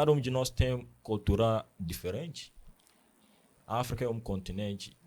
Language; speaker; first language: Portuguese; non-native, learner; Akan